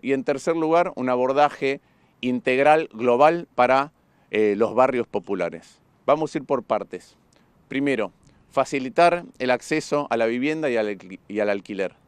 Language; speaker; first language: Spanish; native; Spanish